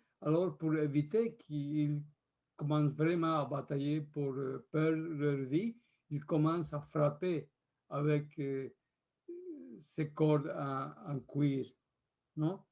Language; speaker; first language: French; non-native, fluent; Spanish